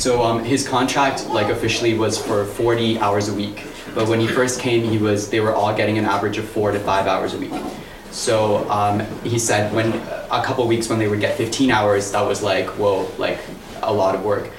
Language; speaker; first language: English; native; English